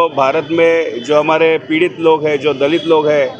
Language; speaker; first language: Hindi; non-native, local second language; Marathi